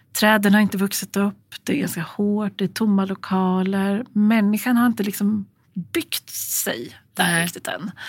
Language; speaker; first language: Swedish; native; Swedish